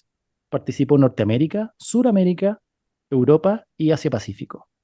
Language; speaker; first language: Spanish; native; Spanish